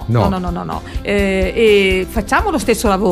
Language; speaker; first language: Italian; native; Italian